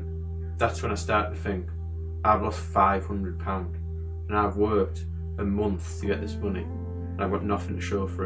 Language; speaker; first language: English; native; English